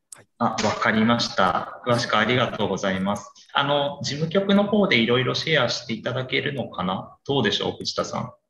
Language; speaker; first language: Japanese; native; Japanese